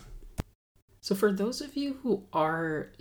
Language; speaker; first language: English; non-native, local second language; Pampanga